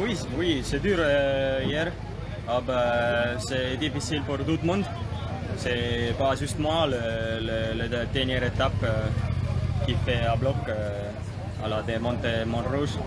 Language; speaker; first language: French; non-native, learner; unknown